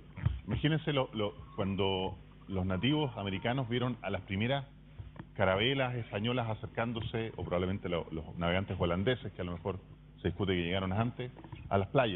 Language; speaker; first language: Spanish; native; Spanish